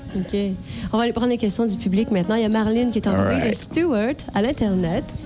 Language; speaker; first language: French; native; French